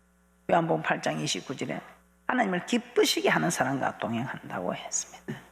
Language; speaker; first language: Korean; native; Korean